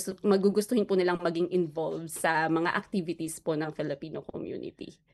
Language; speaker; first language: Filipino; native; Filipino